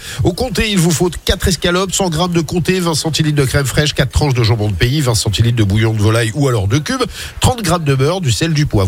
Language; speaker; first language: French; native; French